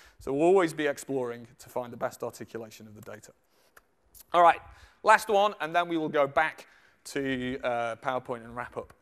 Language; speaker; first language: English; native; English